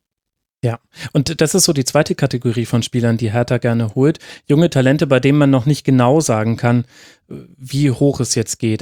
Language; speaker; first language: German; native; German